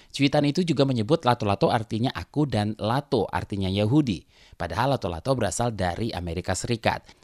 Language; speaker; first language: Indonesian; native; Indonesian